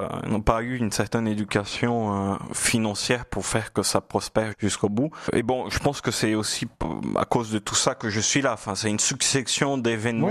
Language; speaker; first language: French; non-native, fluent; Portuguese